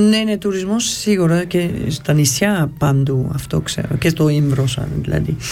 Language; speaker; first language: Greek; early bilingual, heritage; Greek